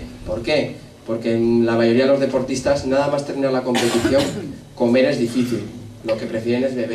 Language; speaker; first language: Spanish; native; Spanish